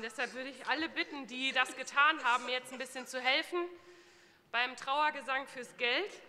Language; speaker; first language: German; native; German